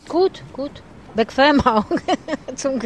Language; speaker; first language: German; non-native, learner; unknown